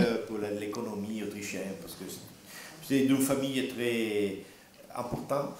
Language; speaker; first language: French; non-native, learner; Italian